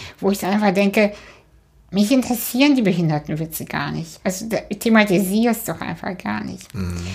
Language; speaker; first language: German; early bilingual, other home language; Russian